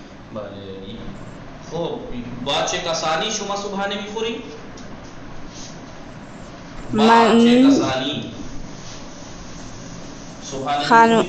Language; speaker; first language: Persian; non-native, fluent; Urdu